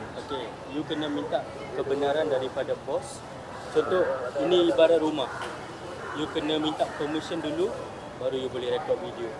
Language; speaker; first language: Malay; native; Malay